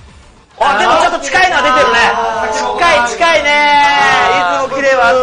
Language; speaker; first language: Japanese; native; Japanese